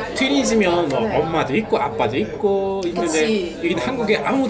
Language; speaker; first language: Korean; non-native, fluent; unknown